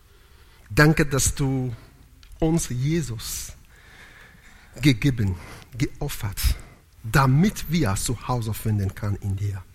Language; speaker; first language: German; non-native, learner; Italian